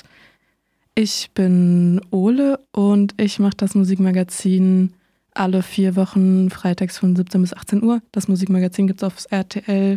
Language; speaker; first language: German; native; German